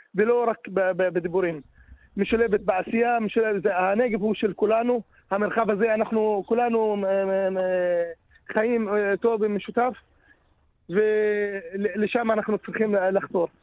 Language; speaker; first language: Hebrew; non-native, local second language; Arabic